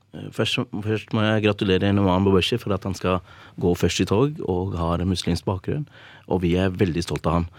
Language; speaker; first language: Norwegian; early bilingual, other home language; Urdu